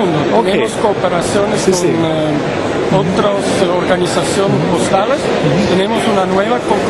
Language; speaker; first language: Spanish; non-native, learner; French